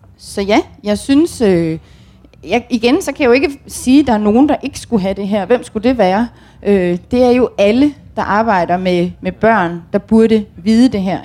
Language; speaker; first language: Danish; native; Danish